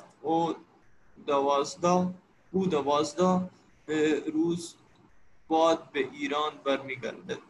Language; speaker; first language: Persian; non-native, learner; Urdu